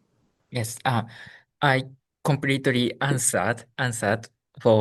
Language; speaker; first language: English; non-native, learner; Japanese